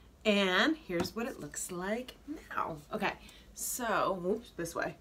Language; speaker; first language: English; native; English